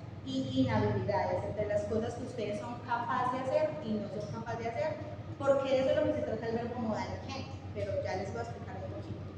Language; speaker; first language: Spanish; non-native, fluent; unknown